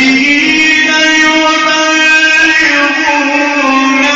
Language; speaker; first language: Arabic; native; Arabic